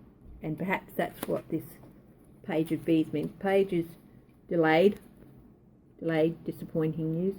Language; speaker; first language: English; native; English